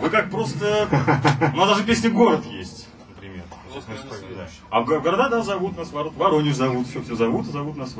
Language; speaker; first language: Russian; native; Russian